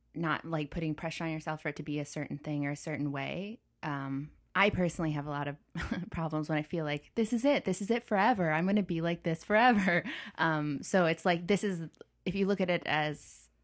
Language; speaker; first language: English; native; English